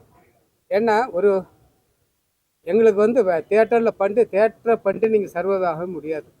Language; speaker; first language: Tamil; native; Tamil